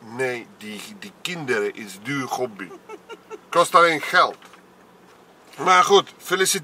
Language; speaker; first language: Dutch; non-native, learner; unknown